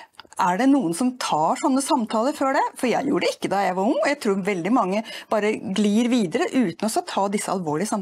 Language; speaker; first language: Norwegian; native; Norwegian